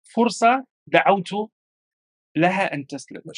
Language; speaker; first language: Arabic; non-native, fluent; German